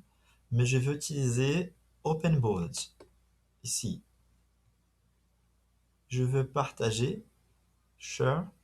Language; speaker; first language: French; non-native, fluent; Portuguese